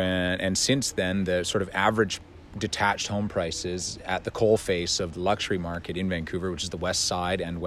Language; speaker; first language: English; native; English